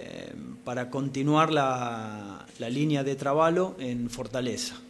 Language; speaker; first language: Portuguese; non-native, learner; Spanish